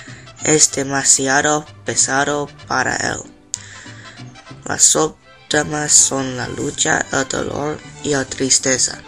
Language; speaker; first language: Spanish; non-native, learner; English